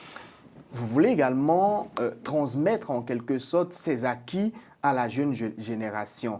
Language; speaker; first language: French; native; French